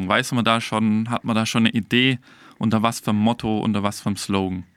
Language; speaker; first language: German; native; German